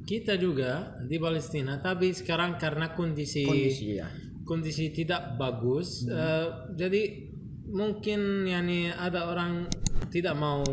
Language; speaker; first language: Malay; non-native, fluent; Arabic